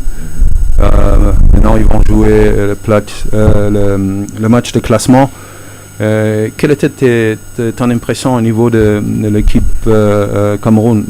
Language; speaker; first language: French; non-native, fluent; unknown